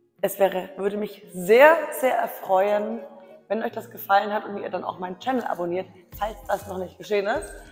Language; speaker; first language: German; native; German